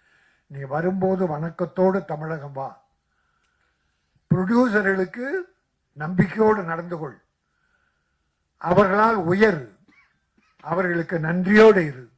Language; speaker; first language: Tamil; native; Tamil